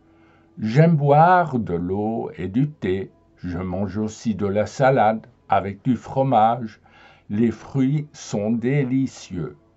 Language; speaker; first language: French; non-native, fluent; German